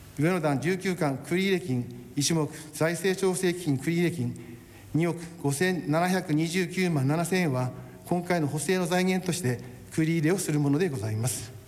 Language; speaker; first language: Japanese; native; Japanese